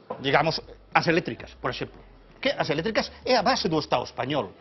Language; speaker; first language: Galician; native; Galician